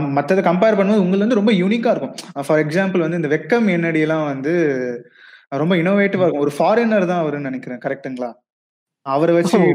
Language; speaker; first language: Tamil; native; Tamil